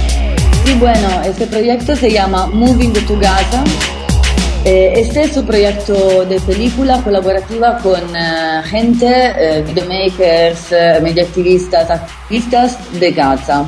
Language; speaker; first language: Spanish; non-native, fluent; Italian